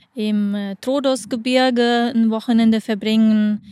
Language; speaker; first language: German; non-native, fluent; Lithuanian